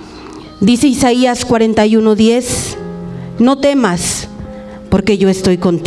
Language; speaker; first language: Spanish; native; Spanish